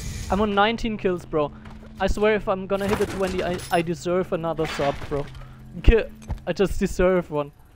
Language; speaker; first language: English; non-native, fluent; German